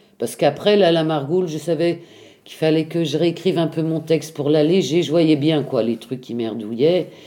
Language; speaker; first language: French; native; French